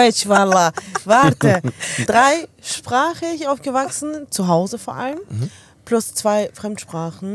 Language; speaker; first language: German; early bilingual, other home language; Arabic